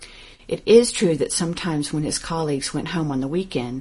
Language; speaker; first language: English; native; English